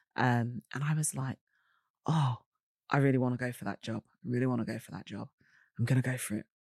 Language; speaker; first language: English; native; English